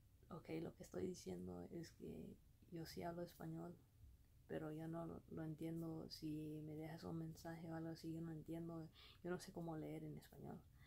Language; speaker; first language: Spanish; early bilingual, heritage; Spanish